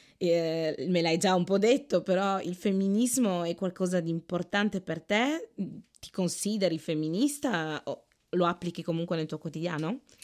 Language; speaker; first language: Italian; early bilingual, other home language; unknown